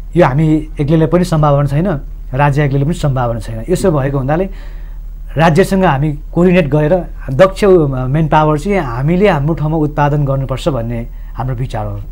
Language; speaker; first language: Nepali; non-native, local second language; Sherpa